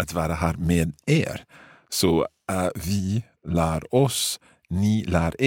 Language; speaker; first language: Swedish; non-native, learner; English